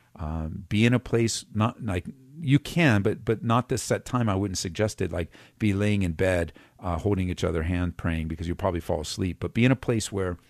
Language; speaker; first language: English; native; English